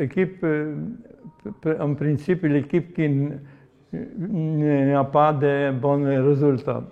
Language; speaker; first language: French; non-native, learner; Polish